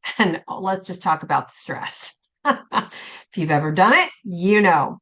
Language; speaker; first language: English; native; English